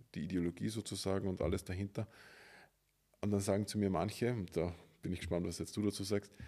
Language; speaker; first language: German; native; German